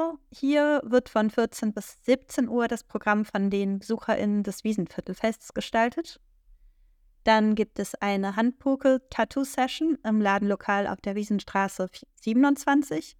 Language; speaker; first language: German; native; German